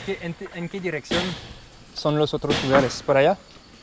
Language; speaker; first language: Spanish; non-native, learner; French